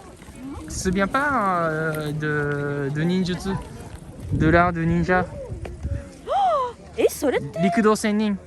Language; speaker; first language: French; non-native, fluent; Japanese